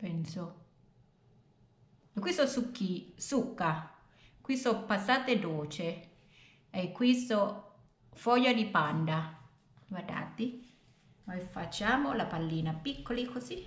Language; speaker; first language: Italian; non-native, learner; Thai